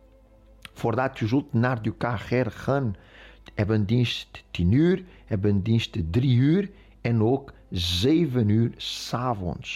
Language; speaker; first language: Dutch; non-native, fluent; Portuguese